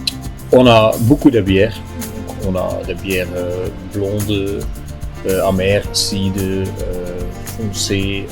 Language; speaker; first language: French; non-native, local second language; Dutch